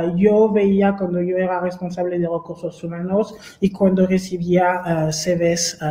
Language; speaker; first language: Spanish; non-native, fluent; French